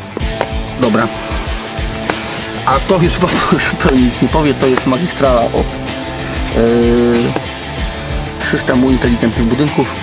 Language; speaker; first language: Polish; native; Polish